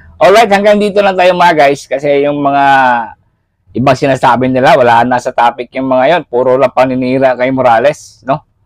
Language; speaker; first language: Filipino; native; Filipino